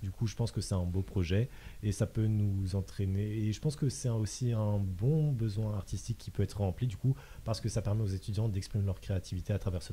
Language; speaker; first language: French; native; French